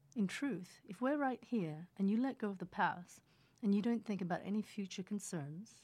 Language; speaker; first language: English; early bilingual, other home language; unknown